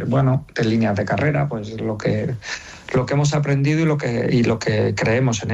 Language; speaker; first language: Spanish; native; Spanish